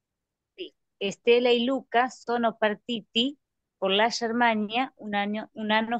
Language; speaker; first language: Italian; non-native, learner; Spanish